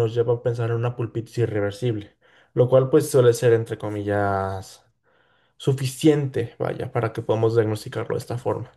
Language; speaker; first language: Spanish; native; Spanish